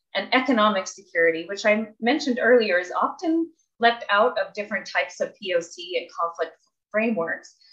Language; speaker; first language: English; native; English